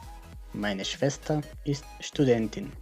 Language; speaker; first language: German; non-native, fluent; Macedonian